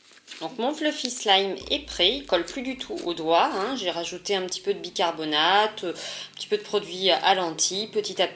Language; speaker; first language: French; native; French